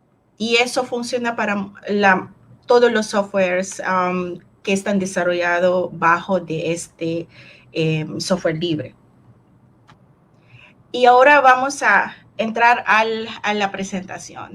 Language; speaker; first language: Spanish; non-native, fluent; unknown